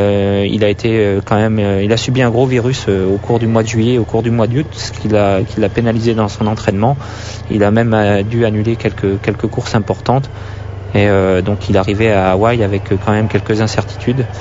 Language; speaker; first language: French; native; French